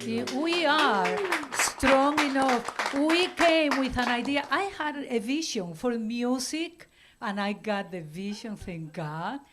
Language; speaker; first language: English; non-native, fluent; Spanish